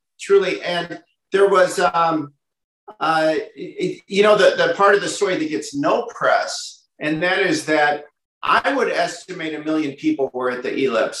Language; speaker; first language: English; native; English